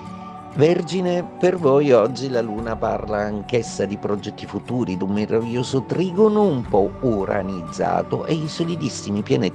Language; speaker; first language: Italian; native; Italian